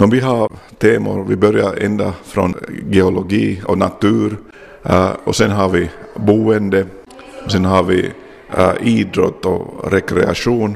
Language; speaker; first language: Swedish; non-native, local second language; Finnish